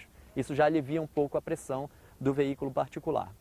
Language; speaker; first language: Portuguese; native; Portuguese